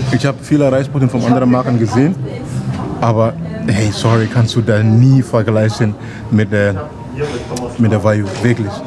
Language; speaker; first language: German; non-native, learner; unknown